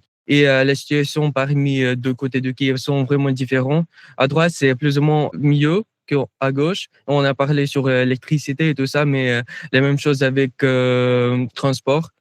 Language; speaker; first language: French; non-native, fluent; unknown